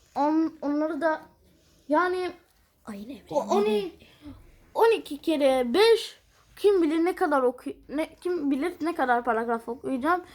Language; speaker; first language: Turkish; non-native, fluent; Arabic